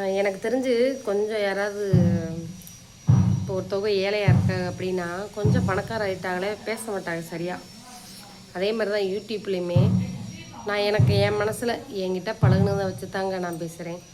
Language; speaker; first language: Tamil; native; Tamil